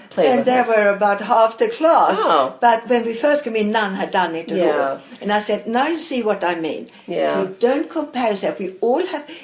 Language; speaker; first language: English; non-native, fluent; Swedish